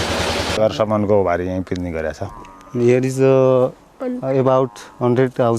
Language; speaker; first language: English; non-native, learner; Nepali